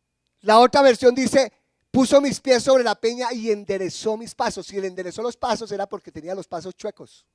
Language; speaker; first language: Spanish; native; Spanish